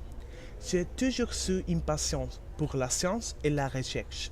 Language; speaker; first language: French; non-native, learner; Spanish